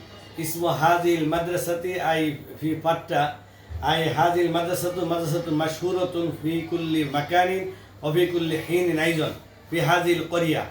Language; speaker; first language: Arabic; non-native, learner; Bangla